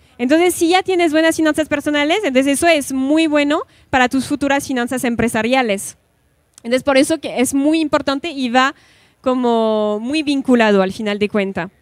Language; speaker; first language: Spanish; non-native, fluent; French